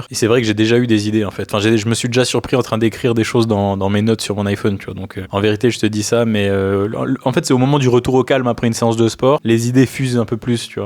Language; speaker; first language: French; native; French